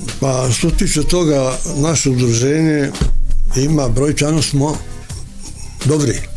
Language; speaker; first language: Bosnian; non-native, fluent; Albanian